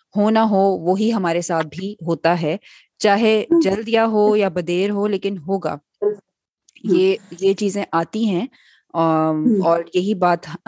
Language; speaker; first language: Urdu; native; Urdu